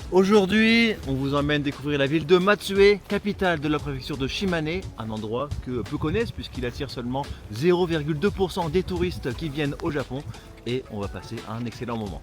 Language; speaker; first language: French; native; French